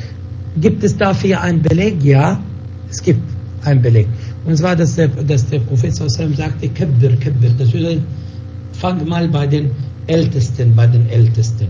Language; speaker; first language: German; non-native, fluent; Arabic